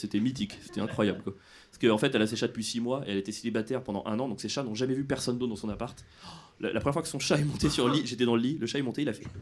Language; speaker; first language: French; native; French